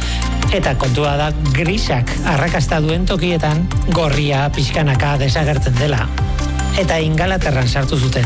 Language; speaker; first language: Basque; native; Basque